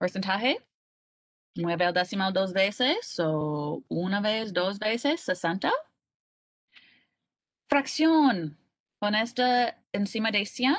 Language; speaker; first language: Spanish; non-native, learner; English